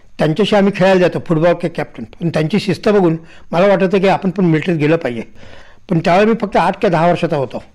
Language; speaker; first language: Marathi; native; Marathi